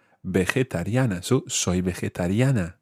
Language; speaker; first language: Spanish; non-native, fluent; English